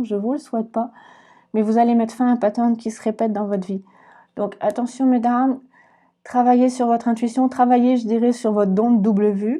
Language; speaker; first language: French; native; French